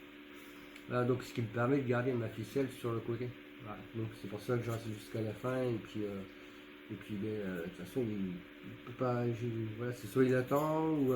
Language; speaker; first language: French; native; French